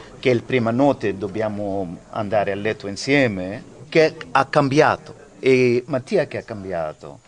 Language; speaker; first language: Italian; non-native, learner; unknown